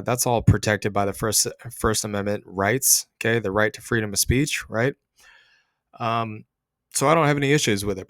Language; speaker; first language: English; native; English